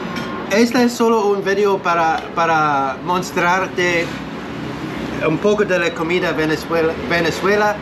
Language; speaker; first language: Spanish; non-native, learner; English